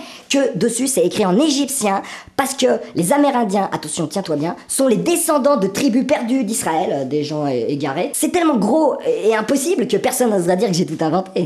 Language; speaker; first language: French; native; French